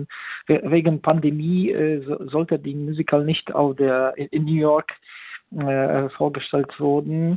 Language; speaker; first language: German; non-native, fluent; Polish